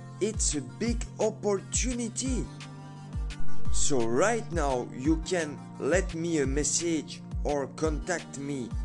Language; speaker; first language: English; non-native, learner; French